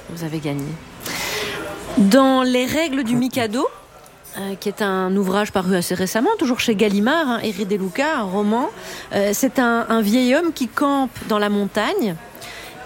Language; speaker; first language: French; native; French